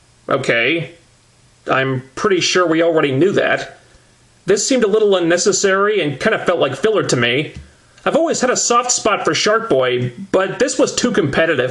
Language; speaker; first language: English; native; English